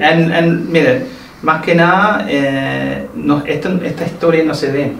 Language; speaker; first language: Spanish; early bilingual, heritage; Spanish